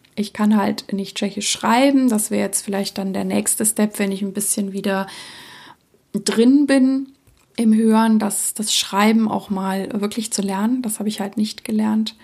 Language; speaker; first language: German; early bilingual, other home language; Czech